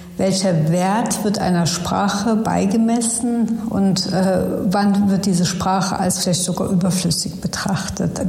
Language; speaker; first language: German; early bilingual, other home language; Turkish